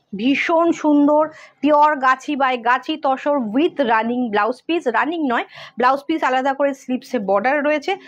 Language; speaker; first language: Hindi; non-native, local second language; Bangla